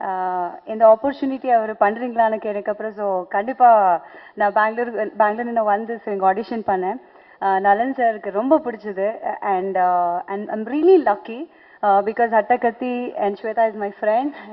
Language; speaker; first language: Tamil; non-native, learner; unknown